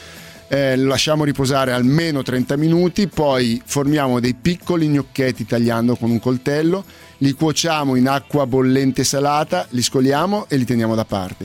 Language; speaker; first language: Italian; native; Italian